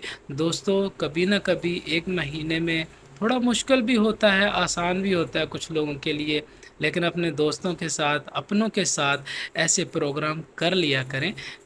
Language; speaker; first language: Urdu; non-native, local second language; Punjabi